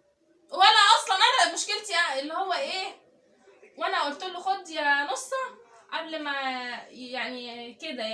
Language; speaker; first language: Arabic; native; Arabic